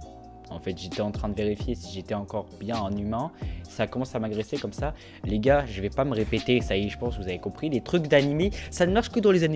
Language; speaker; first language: French; native; French